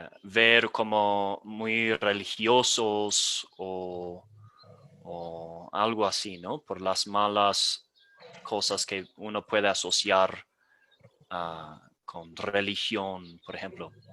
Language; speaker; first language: Spanish; non-native, fluent; English